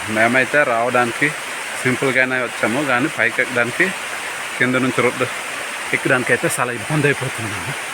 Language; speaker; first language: Telugu; non-native, local second language; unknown